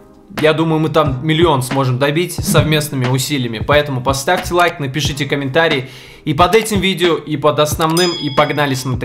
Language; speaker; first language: Russian; native; Russian